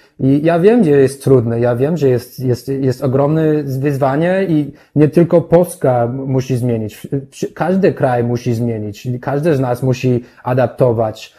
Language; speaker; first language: Polish; non-native, learner; English